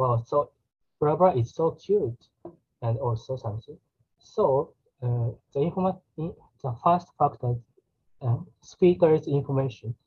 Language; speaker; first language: English; non-native, learner; Japanese